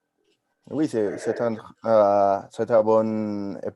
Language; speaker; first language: French; non-native, learner; Spanish